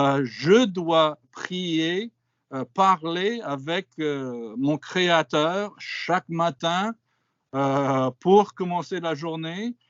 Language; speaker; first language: French; non-native, fluent; English